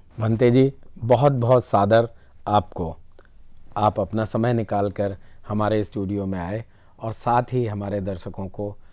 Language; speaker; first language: Hindi; native; Hindi